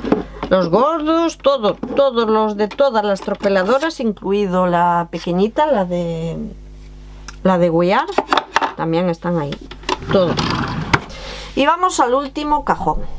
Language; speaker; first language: Spanish; native; Spanish